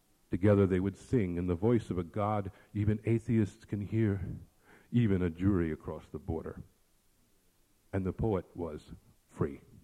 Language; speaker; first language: English; early bilingual, other home language; Spanish